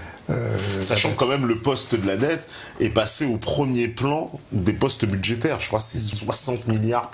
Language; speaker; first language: French; native; French